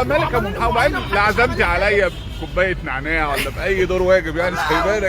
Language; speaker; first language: Arabic; native; Arabic